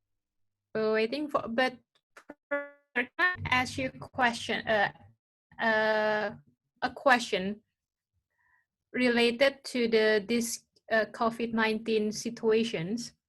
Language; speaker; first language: English; non-native, local second language; Indonesian